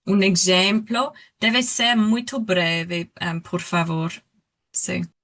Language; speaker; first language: Portuguese; non-native, learner; English